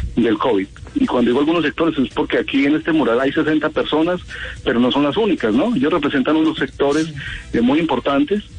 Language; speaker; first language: Spanish; native; Spanish